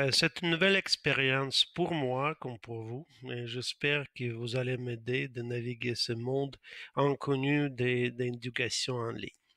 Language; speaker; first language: French; non-native, fluent; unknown